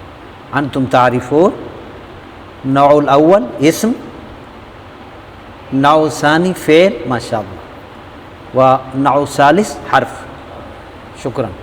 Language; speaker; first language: Arabic; non-native, learner; Urdu